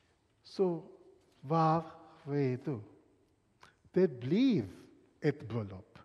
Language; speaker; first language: Swedish; non-native, fluent; English